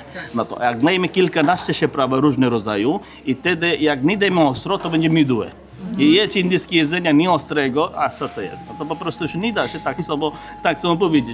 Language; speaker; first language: Polish; non-native, learner; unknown